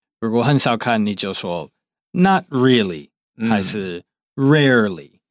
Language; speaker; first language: Chinese; non-native, fluent; English